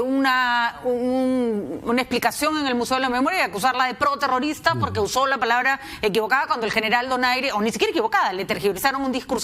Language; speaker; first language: Spanish; native; Spanish